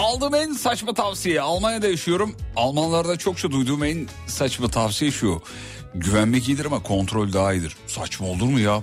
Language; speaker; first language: Turkish; native; Turkish